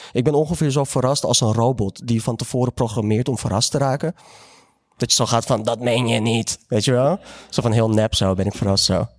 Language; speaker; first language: Dutch; early bilingual, other home language; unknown